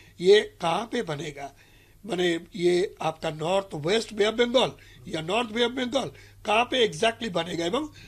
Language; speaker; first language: Hindi; non-native, local second language; Marathi